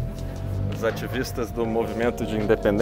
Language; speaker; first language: Portuguese; native; Portuguese